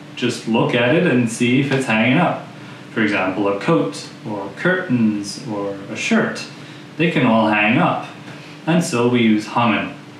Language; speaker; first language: English; non-native, fluent; Dutch